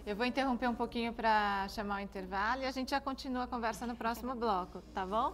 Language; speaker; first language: Portuguese; native; Portuguese